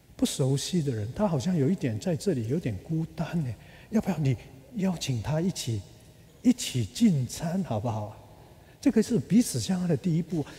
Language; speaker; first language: Chinese; early bilingual, other home language; Cantonese